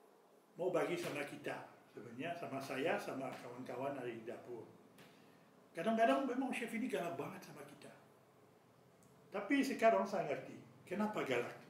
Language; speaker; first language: Indonesian; non-native, fluent; French